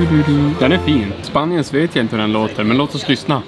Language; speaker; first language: Swedish; native; Swedish